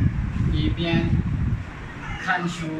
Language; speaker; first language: Chinese; non-native, fluent; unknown